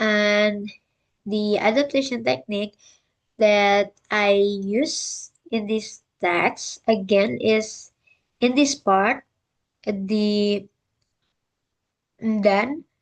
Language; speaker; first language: English; non-native, learner; Indonesian